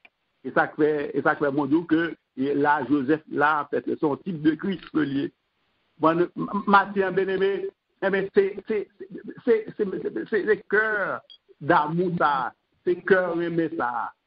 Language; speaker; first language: French; non-native, local second language; Haitian Creole